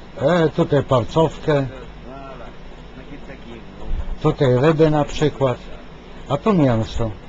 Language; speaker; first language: Polish; non-native, fluent; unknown